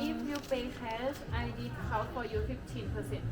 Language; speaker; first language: English; non-native, learner; Thai